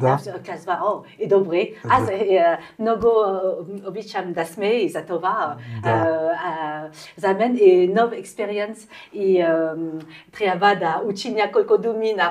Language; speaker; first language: Bulgarian; non-native, learner; French